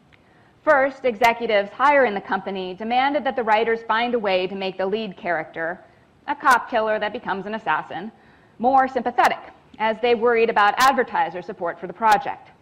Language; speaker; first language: English; native; English